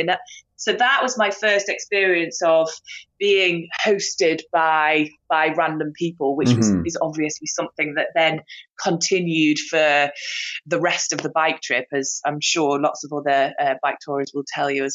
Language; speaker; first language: English; native; English